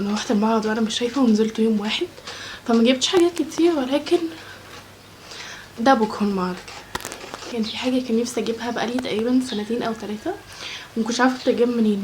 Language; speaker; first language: Arabic; native; Arabic